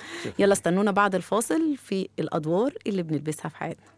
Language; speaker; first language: Arabic; native; Arabic